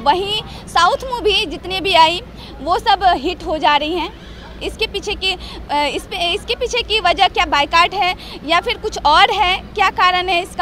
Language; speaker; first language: Hindi; native; Hindi